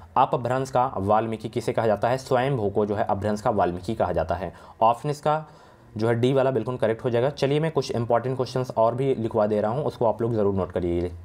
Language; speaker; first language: Hindi; native; Hindi